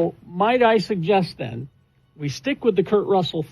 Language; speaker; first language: English; native; English